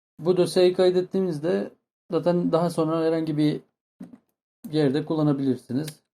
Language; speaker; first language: Turkish; non-native, fluent; Arabic